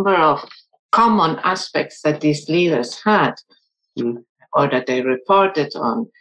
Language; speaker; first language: English; non-native, fluent; German